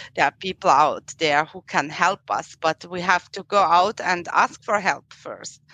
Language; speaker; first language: English; non-native, fluent; German